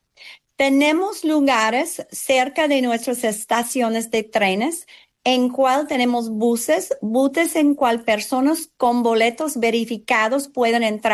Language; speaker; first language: Spanish; non-native, fluent; English